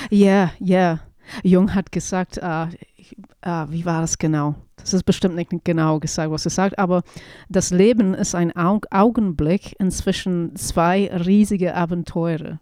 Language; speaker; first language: German; non-native, fluent; English